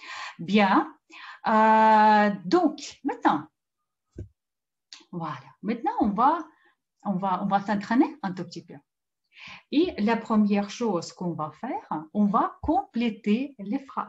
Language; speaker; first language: French; non-native, fluent; Russian